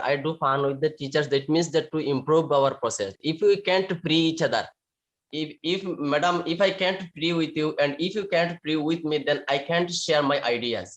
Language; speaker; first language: English; non-native, local second language; Bangla